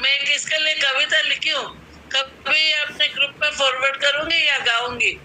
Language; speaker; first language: Hindi; non-native, local second language; Gujarati